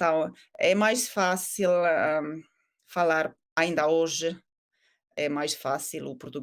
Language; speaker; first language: Portuguese; non-native, fluent; Finnish